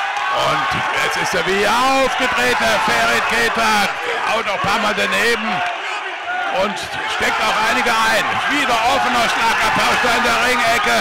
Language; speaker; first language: German; native; German